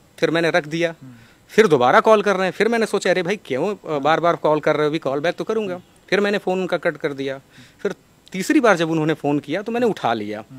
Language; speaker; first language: Hindi; native; Hindi